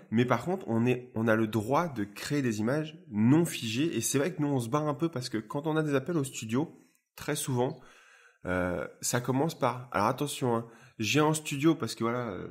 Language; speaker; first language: French; native; French